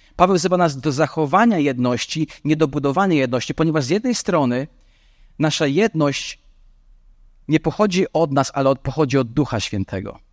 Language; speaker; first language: Polish; non-native, fluent; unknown